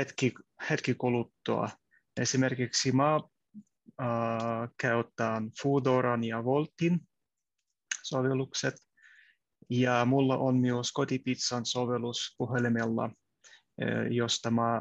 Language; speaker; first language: Finnish; non-native, learner; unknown